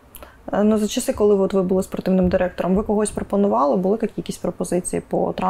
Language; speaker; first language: Ukrainian; native; Ukrainian